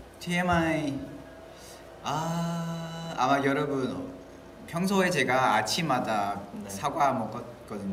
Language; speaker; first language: Korean; non-native, fluent; Vietnamese